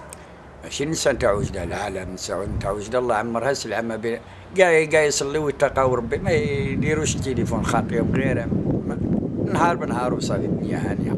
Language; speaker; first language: Arabic; native; Arabic